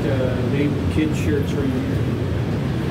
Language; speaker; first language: English; native; English